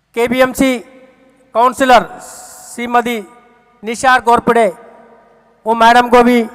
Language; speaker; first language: Hindi; non-native, local second language; Malayalam